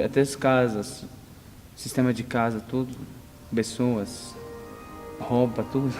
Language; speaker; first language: Portuguese; non-native, learner; Arabic